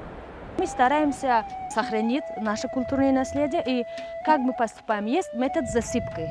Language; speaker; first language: Russian; non-native, local second language; Tajik